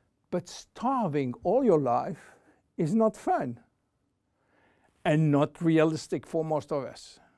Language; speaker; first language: English; non-native, fluent; French